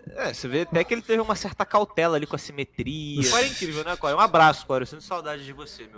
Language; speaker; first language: Portuguese; native; Portuguese